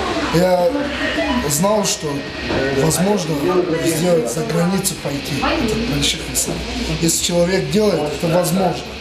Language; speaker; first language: Russian; non-native, learner; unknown